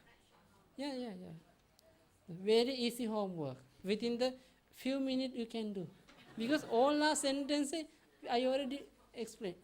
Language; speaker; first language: English; non-native, learner; Sinhala